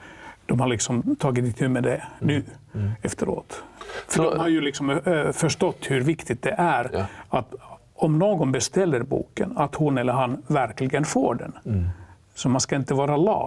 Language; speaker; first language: Swedish; non-native, local second language; Finnish